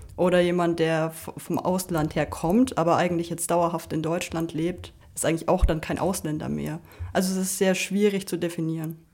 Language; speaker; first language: German; native; German